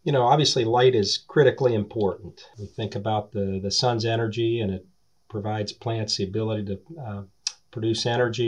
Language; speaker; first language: English; native; English